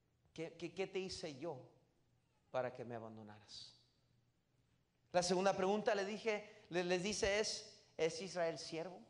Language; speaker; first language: Spanish; native; Spanish